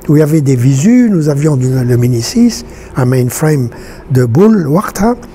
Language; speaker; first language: French; non-native, local second language; Arabic